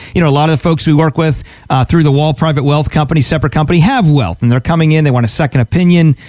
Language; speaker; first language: English; native; English